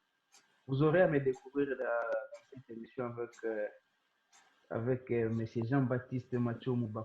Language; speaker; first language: French; non-native, local second language; Swahili